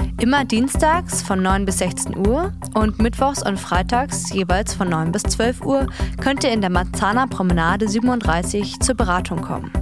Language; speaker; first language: German; native; German